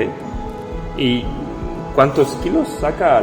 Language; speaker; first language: Spanish; non-native, fluent; French